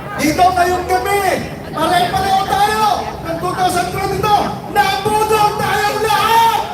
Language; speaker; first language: Filipino; non-native, local second language; Iloko